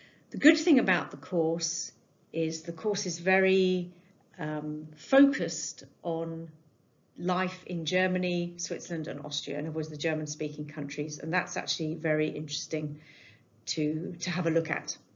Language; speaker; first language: English; native; English